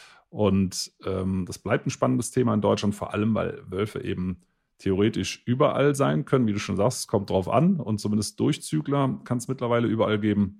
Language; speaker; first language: German; native; German